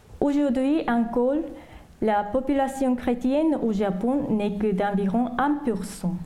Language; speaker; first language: French; non-native, fluent; Japanese